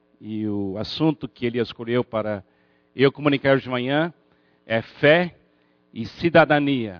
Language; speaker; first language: Portuguese; non-native, fluent; English